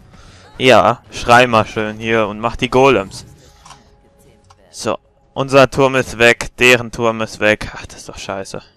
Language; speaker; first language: German; native; German